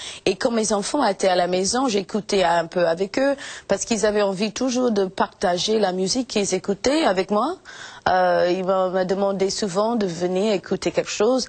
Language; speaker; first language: French; non-native, fluent; English